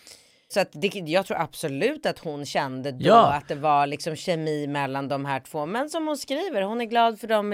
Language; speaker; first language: Swedish; native; Swedish